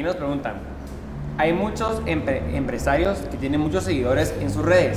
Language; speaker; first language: Spanish; native; Spanish